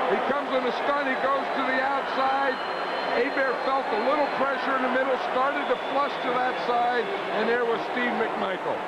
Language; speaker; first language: English; native; English